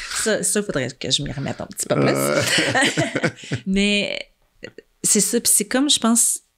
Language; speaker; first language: French; native; French